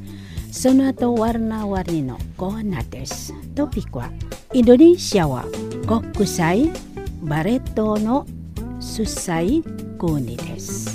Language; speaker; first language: Japanese; non-native, fluent; Indonesian